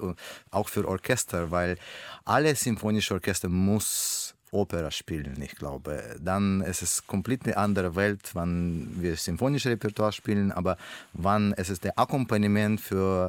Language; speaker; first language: German; non-native, learner; Russian